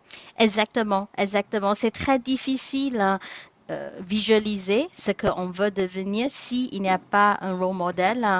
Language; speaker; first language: French; non-native, fluent; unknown